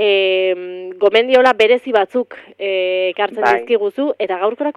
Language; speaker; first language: Basque; native; Basque